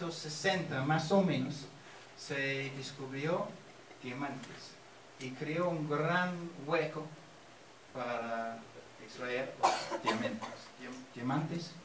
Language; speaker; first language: Spanish; non-native, fluent; English